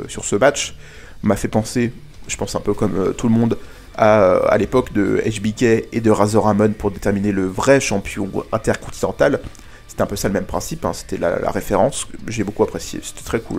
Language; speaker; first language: French; native; French